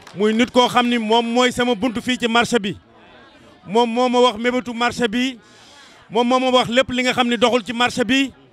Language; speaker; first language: Wolof; native; Wolof